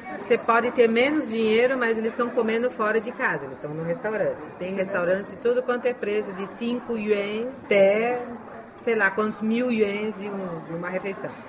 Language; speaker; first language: Portuguese; early bilingual, heritage; Chinese